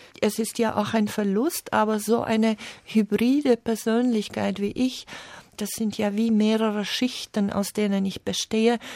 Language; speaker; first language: German; non-native, fluent; Slovak